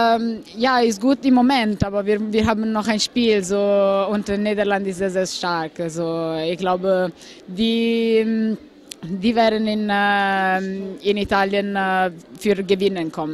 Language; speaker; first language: German; non-native, fluent; Italian